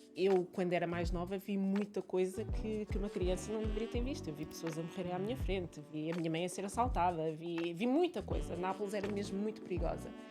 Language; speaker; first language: Portuguese; early bilingual, other home language; Italian